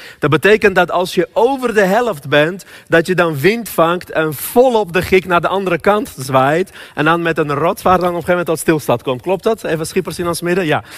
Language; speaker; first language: Dutch; non-native, fluent; Armenian